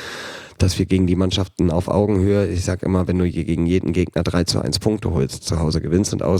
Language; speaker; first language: German; native; German